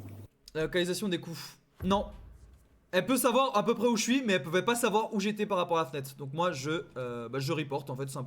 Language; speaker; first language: French; native; French